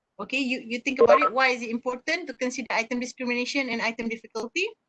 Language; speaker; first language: English; non-native, local second language; Malay